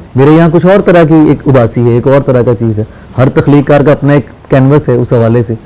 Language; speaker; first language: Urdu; non-native, local second language; Punjabi